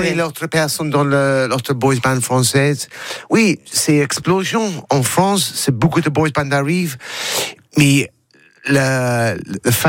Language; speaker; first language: French; non-native, learner; English